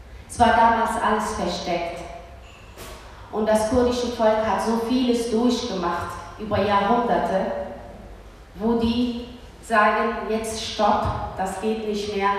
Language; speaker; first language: German; early bilingual, other home language; Kurdish